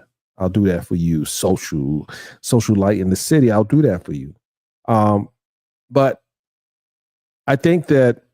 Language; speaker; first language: English; native; English